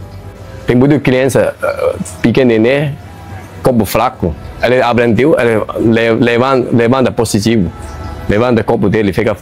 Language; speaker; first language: Portuguese; non-native, learner; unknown